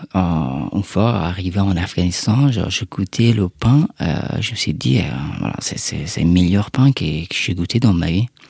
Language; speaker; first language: French; non-native, fluent; Persian